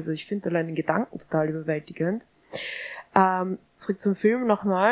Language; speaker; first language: German; native; German